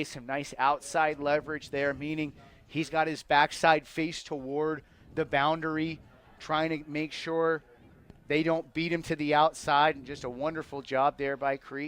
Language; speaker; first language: English; native; English